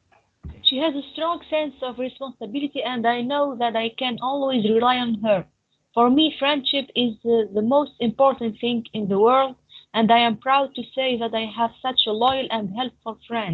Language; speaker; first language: English; non-native, learner; Arabic